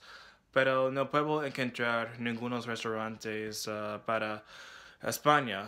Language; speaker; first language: Spanish; non-native, learner; English